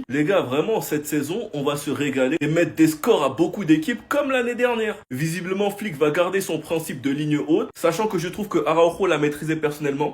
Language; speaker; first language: French; native; French